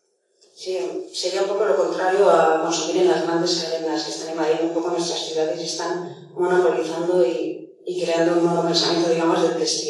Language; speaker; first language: Spanish; native; Spanish